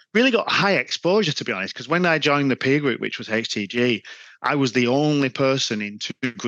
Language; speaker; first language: English; native; English